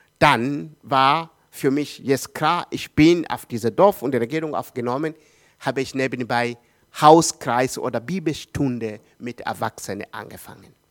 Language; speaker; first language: German; non-native, learner; Swahili